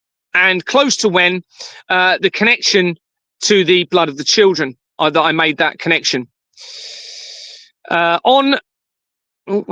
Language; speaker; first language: English; native; English